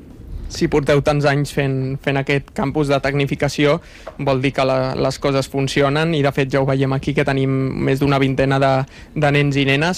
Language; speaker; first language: Catalan; native; Catalan